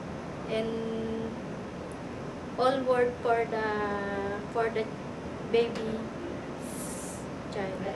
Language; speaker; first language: English; non-native, learner; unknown